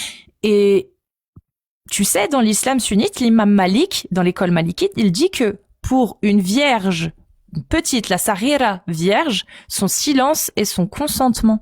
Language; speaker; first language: French; native; French